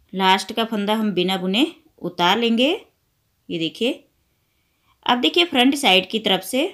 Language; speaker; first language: Hindi; native; Hindi